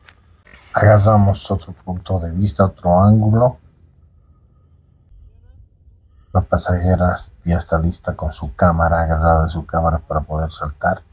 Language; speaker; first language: Spanish; native; Spanish